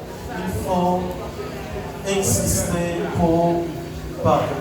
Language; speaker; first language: French; non-native, local second language; Haitian Creole